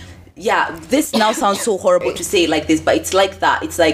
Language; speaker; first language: English; native; English